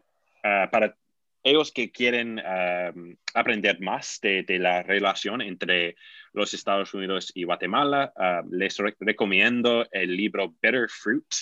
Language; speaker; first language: Spanish; non-native, fluent; English